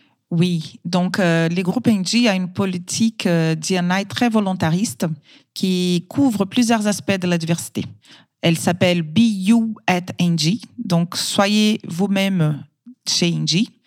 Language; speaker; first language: French; non-native, fluent; Portuguese